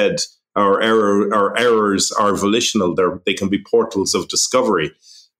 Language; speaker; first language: English; native; English